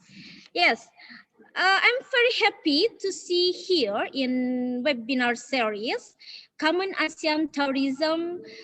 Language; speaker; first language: English; non-native, learner; Indonesian